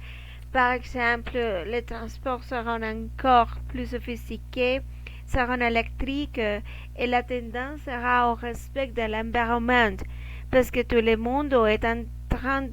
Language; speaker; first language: French; non-native, learner; Spanish